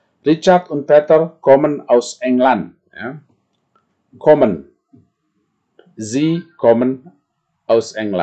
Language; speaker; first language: German; non-native, fluent; Indonesian